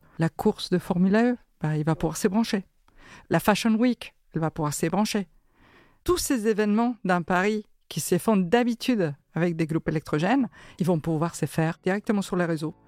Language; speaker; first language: French; non-native, fluent; Spanish